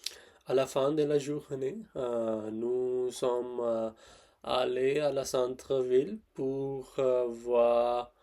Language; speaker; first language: French; non-native, learner; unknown